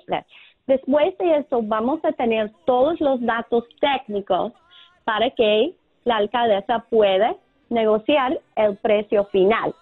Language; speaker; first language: Spanish; non-native, fluent; English